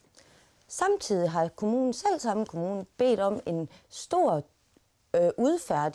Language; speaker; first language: Danish; native; Danish